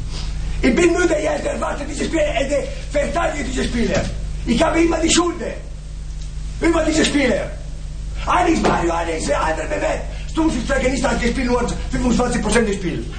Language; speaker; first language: German; non-native, learner; Italian